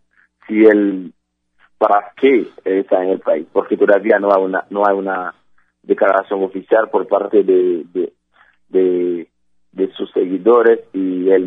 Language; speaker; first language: Spanish; non-native, fluent; Haitian Creole